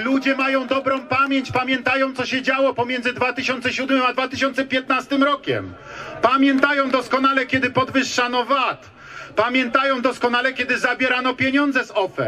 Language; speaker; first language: Polish; native; Polish